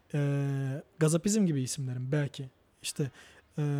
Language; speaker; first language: Turkish; native; Turkish